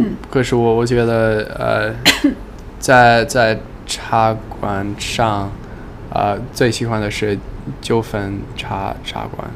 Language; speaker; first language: Chinese; non-native, learner; English